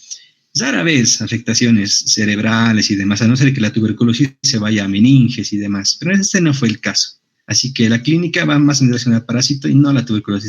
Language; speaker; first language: Spanish; native; Spanish